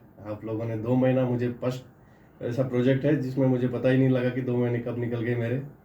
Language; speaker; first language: Hindi; native; Hindi